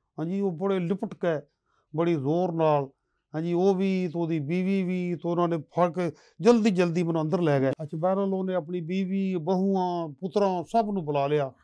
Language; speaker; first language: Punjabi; native; Punjabi